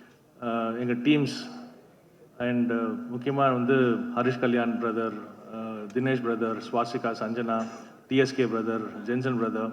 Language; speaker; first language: Tamil; native; Tamil